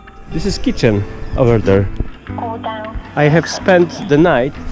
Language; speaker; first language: English; non-native, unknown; Polish